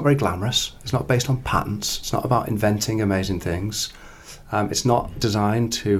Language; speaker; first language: English; native; English